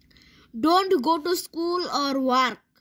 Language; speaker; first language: English; non-native, fluent; Bangla